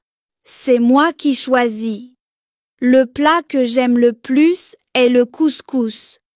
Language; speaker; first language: French; non-native, local second language; Arabic